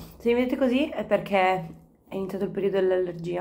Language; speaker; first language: Italian; native; Italian